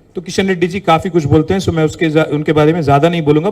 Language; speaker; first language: Hindi; non-native, local second language; Telugu